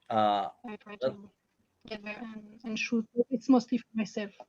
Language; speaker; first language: English; non-native, fluent; French